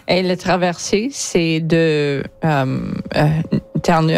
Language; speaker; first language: French; non-native, learner; English